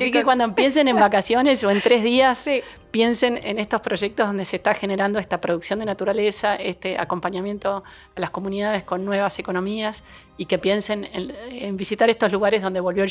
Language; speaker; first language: Spanish; native; Spanish